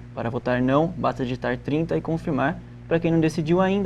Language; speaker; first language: Portuguese; native; Portuguese